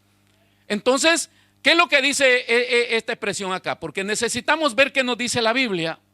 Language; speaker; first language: Spanish; native; Spanish